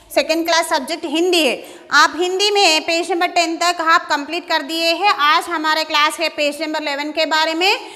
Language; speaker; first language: Hindi; non-native, local second language; Telugu